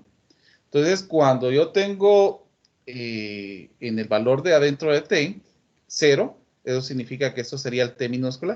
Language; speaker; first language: Spanish; native; Spanish